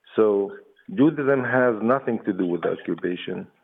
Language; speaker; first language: English; non-native, fluent; Arabic